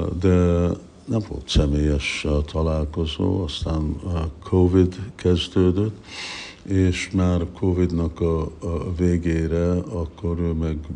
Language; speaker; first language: Hungarian; early bilingual, heritage; Hungarian